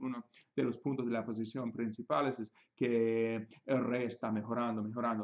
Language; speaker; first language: Spanish; non-native, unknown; English